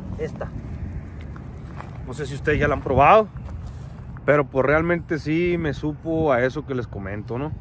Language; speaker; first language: Spanish; native; Spanish